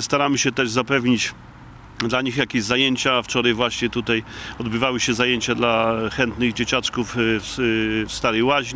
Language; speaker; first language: Polish; native; Polish